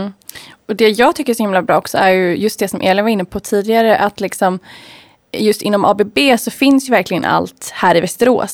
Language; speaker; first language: Swedish; native; Swedish